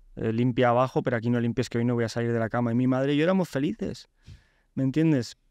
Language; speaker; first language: Spanish; early bilingual, other home language; Polish